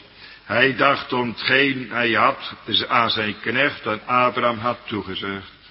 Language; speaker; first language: Dutch; native; Dutch